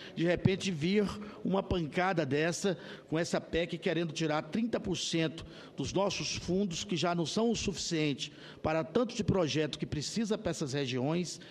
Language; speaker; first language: Portuguese; native; Portuguese